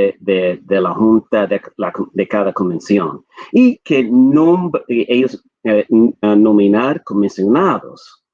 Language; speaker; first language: Spanish; non-native, fluent; English